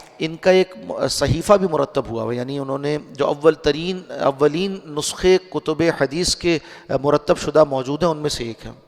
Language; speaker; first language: Urdu; native; Urdu